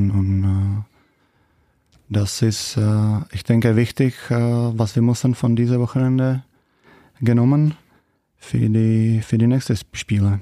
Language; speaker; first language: German; non-native, learner; Czech